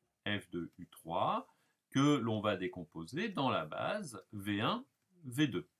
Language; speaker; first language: French; native; French